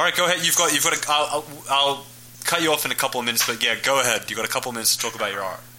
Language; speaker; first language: English; native; English